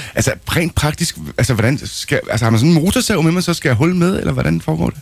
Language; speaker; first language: Danish; native; Danish